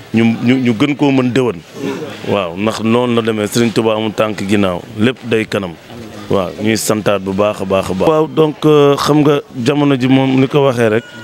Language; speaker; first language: Wolof; native; Wolof